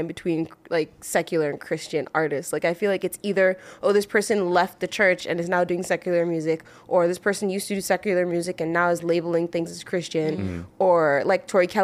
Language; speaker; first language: English; non-native, local second language; Yoruba